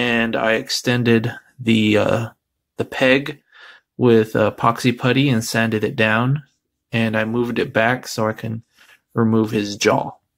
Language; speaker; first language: English; native; English